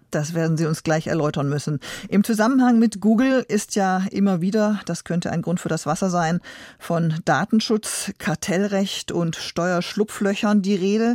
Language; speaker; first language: German; native; German